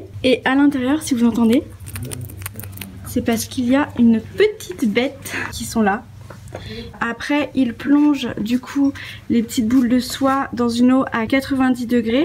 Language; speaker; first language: French; native; French